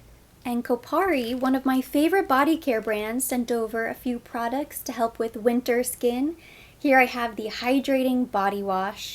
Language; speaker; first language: English; native; English